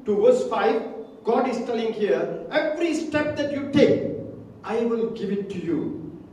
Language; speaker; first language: English; non-native, local second language; Tamil